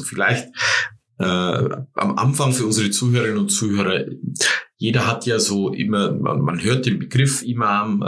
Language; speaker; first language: German; native; German